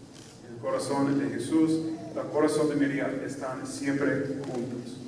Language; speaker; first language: Spanish; non-native, fluent; English